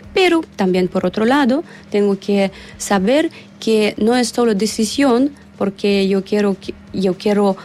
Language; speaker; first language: Spanish; non-native, learner; Russian